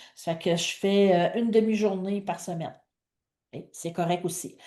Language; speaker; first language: French; native; French